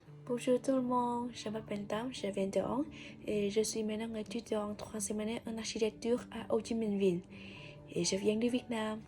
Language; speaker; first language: French; non-native, fluent; Vietnamese